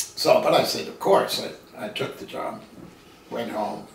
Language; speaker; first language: English; native; English